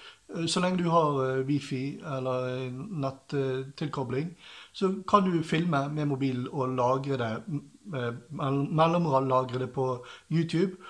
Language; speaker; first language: Norwegian; native; Norwegian